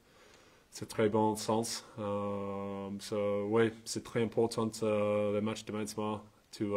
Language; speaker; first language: French; non-native, learner; English